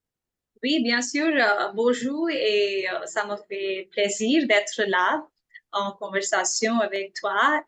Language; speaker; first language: French; non-native, fluent; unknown